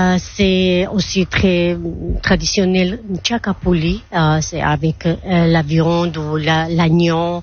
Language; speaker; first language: French; non-native, learner; Georgian